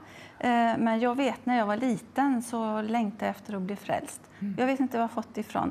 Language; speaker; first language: Swedish; native; Swedish